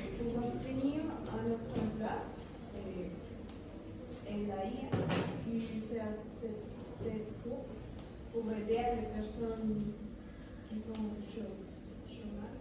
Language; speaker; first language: French; non-native, learner; Spanish